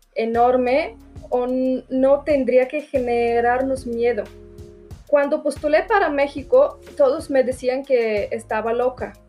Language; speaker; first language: Spanish; non-native, fluent; Bulgarian